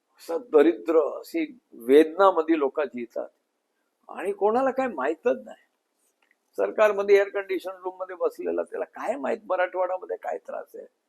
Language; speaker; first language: Marathi; non-native, local second language; Gujarati